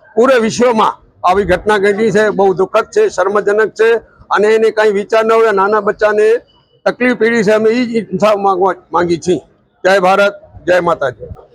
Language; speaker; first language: Gujarati; non-native, local second language; Sindhi